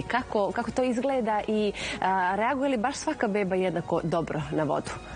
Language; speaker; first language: Serbian; native; Serbian